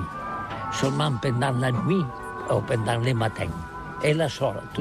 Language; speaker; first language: French; non-native, learner; Catalan